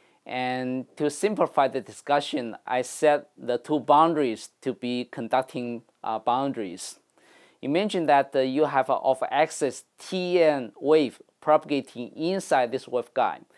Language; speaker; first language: English; non-native, fluent; Chinese